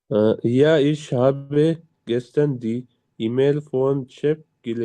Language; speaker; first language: German; non-native, learner; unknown